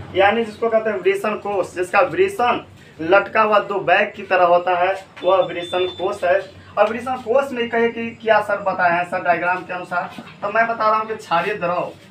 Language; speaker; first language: Hindi; native; Hindi